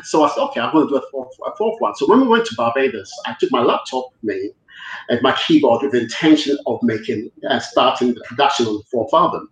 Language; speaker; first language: English; native; English